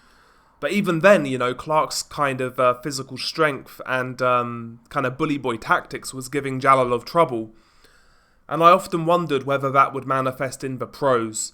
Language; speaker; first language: English; native; English